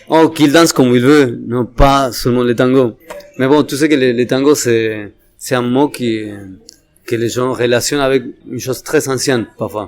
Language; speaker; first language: French; non-native, fluent; Spanish